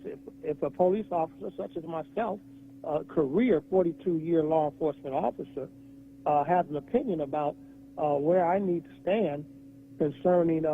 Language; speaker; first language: English; native; English